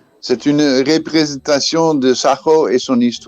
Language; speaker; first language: French; non-native, fluent; Dutch